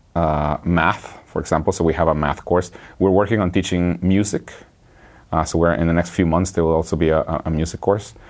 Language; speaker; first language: English; non-native, fluent; Spanish